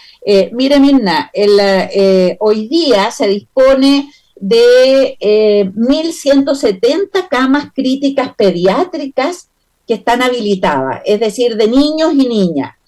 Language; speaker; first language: Spanish; native; Spanish